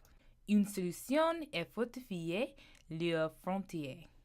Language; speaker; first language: French; non-native, learner; English